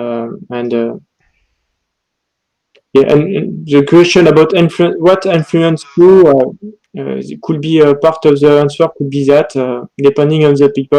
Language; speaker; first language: English; non-native, learner; French